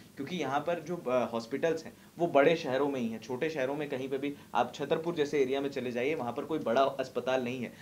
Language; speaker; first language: Hindi; native; Hindi